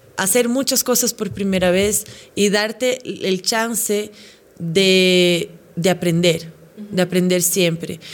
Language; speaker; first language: Spanish; non-native, fluent; Portuguese